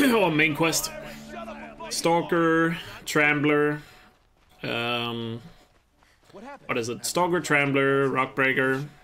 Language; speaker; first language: English; non-native, fluent; Danish